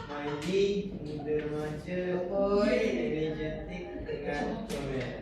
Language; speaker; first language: Malay; native; Malay